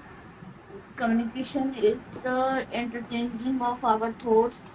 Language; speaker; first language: English; non-native, learner; Hindi